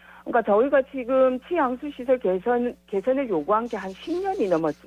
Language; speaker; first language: Korean; native; Korean